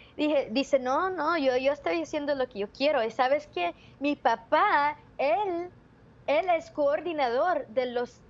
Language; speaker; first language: Spanish; early bilingual, heritage; Spanish